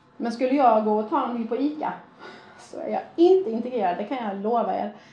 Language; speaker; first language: Swedish; early bilingual, other home language; Persian